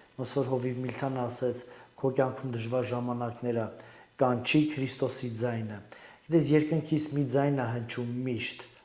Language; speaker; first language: Armenian; native; Armenian